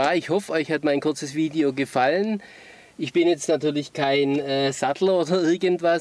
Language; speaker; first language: German; native; German